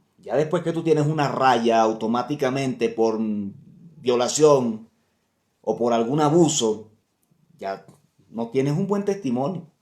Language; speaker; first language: Spanish; native; Spanish